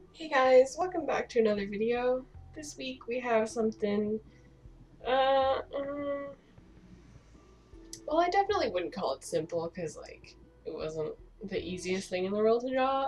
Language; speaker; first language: English; native; English